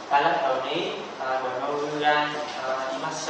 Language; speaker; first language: Japanese; non-native, learner; Vietnamese